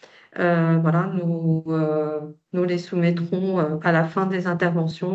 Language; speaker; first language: French; native; French